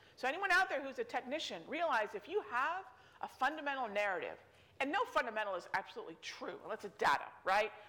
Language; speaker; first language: English; native; English